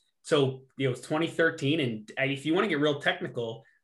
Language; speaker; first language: English; native; English